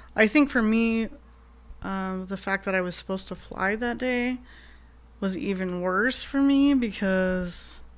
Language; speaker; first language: English; native; English